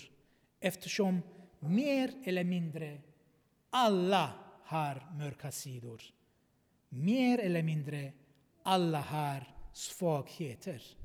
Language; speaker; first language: Swedish; non-native, fluent; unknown